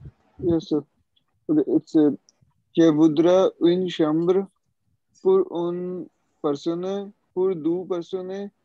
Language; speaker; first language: French; non-native, learner; Hindi